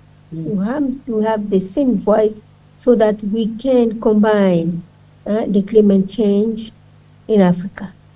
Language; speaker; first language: English; non-native, learner; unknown